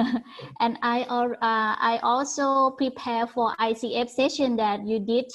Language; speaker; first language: English; non-native, learner; Thai